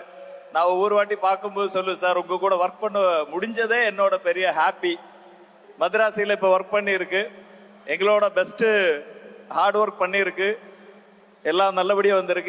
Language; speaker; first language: Tamil; non-native, fluent; Malayalam